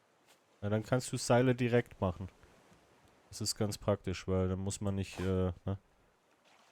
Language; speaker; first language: German; native; German